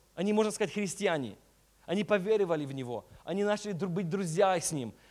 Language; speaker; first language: Russian; early bilingual, heritage; Russian